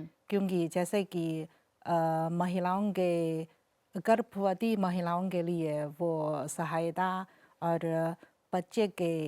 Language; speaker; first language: Hindi; non-native, fluent; Chinese